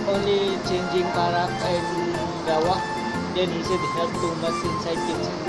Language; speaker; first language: English; non-native, local second language; Filipino